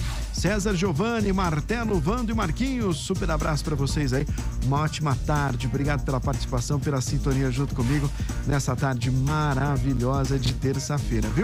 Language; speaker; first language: Portuguese; native; Portuguese